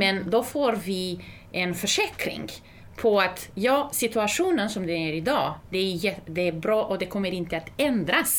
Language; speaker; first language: Swedish; non-native, fluent; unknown